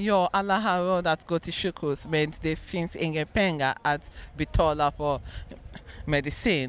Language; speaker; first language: Swedish; non-native, learner; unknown